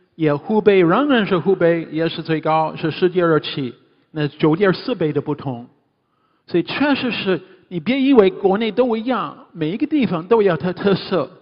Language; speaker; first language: Chinese; non-native, fluent; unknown